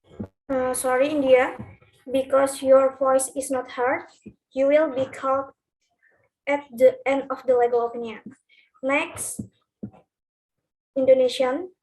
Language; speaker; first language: English; non-native, learner; Indonesian